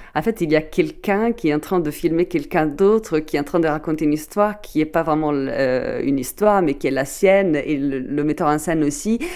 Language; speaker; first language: French; non-native, fluent; Italian